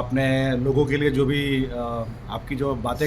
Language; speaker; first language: Hindi; native; Hindi